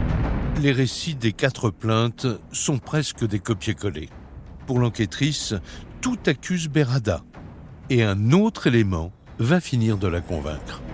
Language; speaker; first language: French; native; French